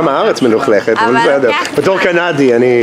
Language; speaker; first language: Hebrew; non-native, fluent; English